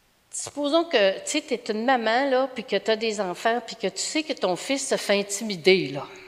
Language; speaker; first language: French; native; French